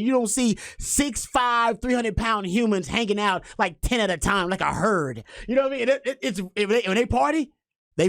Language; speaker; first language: English; native; English